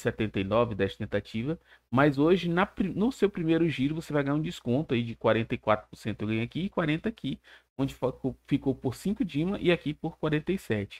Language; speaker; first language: Portuguese; native; Portuguese